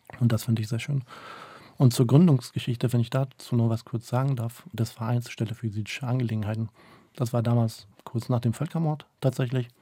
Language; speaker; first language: German; early bilingual, other home language; Kurdish